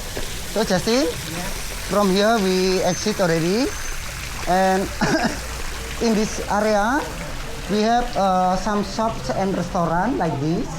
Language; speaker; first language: English; non-native, learner; Indonesian